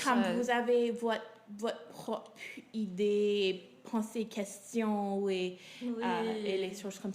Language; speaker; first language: French; non-native, local second language; English